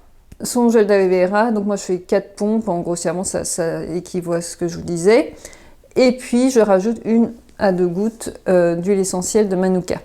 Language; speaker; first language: French; native; French